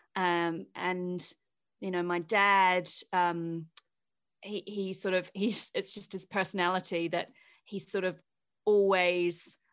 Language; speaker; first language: English; native; English